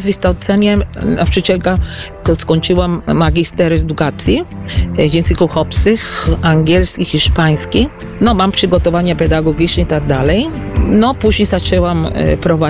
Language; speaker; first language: Polish; non-native, fluent; Spanish